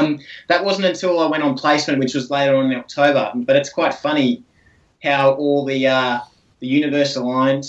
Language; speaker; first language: English; native; English